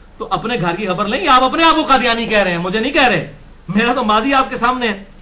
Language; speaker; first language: Urdu; non-native, local second language; Punjabi